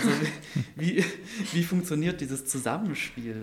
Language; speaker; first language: German; native; German